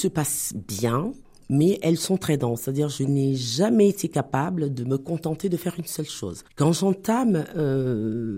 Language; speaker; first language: French; native; French